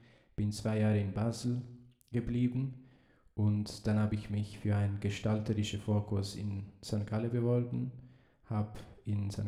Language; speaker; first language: German; early bilingual, heritage; Italian